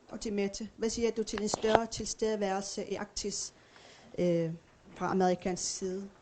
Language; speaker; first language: Danish; non-native, local second language; Kalaallisut